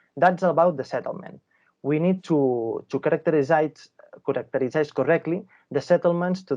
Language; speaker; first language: English; non-native, fluent; Catalan